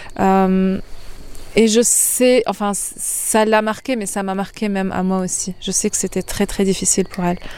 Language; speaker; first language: French; non-native, local second language; Arabic